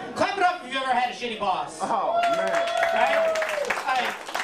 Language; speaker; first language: English; native; English